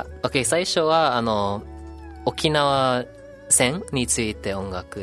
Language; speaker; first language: Japanese; non-native, learner; English